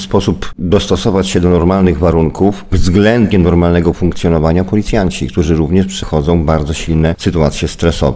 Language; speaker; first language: Polish; native; Polish